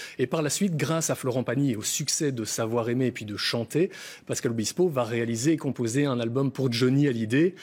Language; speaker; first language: French; native; French